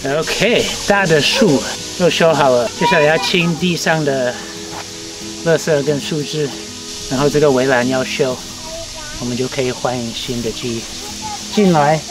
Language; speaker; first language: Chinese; non-native, fluent; English